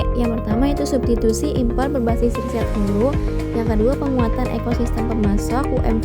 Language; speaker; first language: Indonesian; native; Indonesian